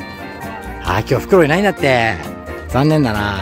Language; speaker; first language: Japanese; native; Japanese